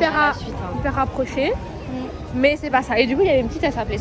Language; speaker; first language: French; native; French